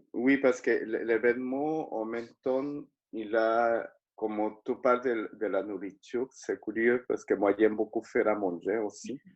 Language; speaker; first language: French; non-native, fluent; Spanish